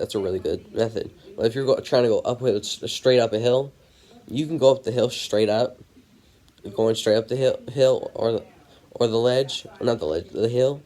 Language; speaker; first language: English; native; English